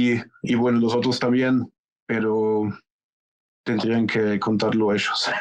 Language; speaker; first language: Spanish; non-native, fluent; German